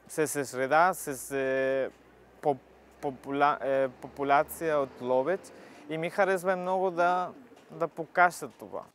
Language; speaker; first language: Bulgarian; non-native, learner; Spanish